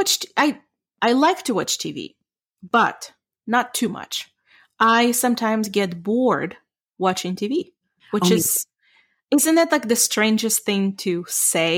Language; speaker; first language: English; non-native, fluent; Ukrainian